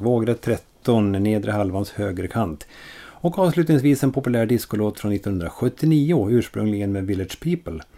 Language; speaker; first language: Swedish; native; Swedish